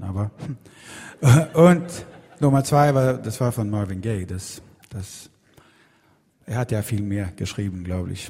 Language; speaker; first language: German; non-native, fluent; Swedish